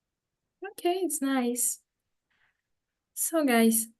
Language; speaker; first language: English; non-native, fluent; Portuguese